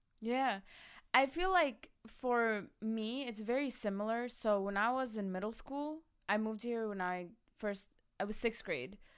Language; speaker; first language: English; early bilingual, other home language; Arabic